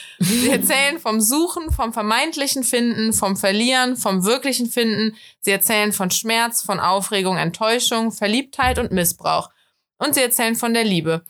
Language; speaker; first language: German; native; German